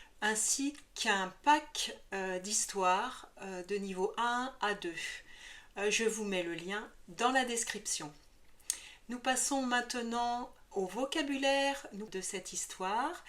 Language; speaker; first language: French; native; French